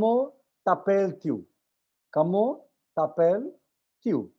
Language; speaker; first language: French; non-native, learner; Hindi